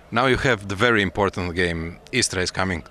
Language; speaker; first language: English; non-native, fluent; Croatian